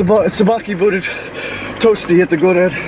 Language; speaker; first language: Russian; non-native, learner; English